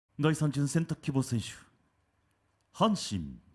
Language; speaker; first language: Japanese; native; Japanese